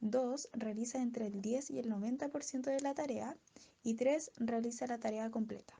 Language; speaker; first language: Spanish; native; Spanish